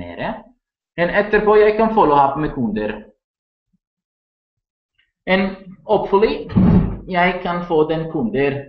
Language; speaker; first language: Norwegian; non-native, learner; Italian